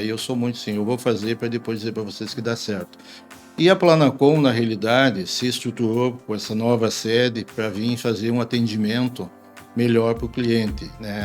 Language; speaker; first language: Portuguese; native; Portuguese